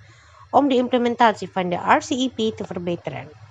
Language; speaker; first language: Dutch; non-native, fluent; Indonesian